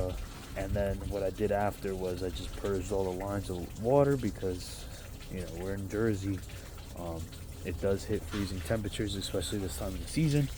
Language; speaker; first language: English; native; English